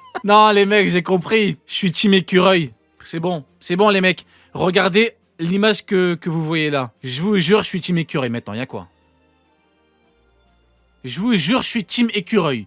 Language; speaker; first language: French; native; French